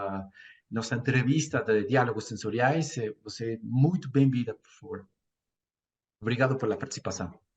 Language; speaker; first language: Portuguese; non-native, fluent; Spanish